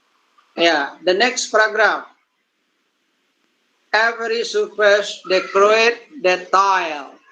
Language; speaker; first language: English; non-native, learner; Indonesian